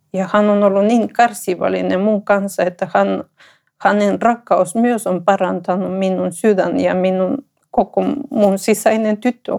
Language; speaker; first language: Finnish; non-native, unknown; Spanish